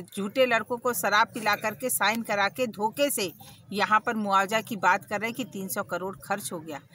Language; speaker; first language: Hindi; native; Hindi